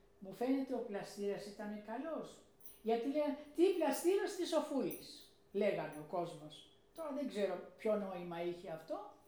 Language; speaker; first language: Greek; early bilingual, heritage; Greek